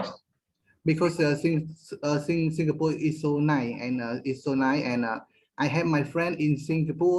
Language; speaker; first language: English; non-native, learner; Khmer